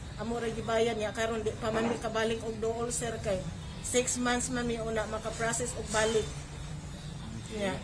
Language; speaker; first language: Cebuano; native; Cebuano